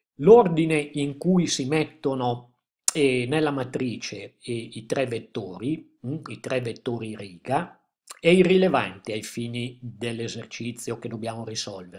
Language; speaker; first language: Italian; native; Italian